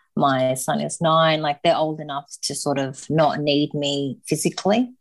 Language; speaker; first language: English; early bilingual, other home language; Japanese